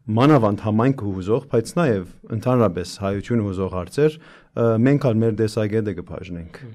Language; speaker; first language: Armenian; early bilingual, heritage; Armenian